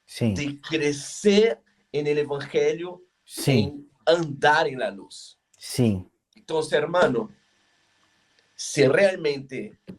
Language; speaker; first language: Spanish; non-native, fluent; Portuguese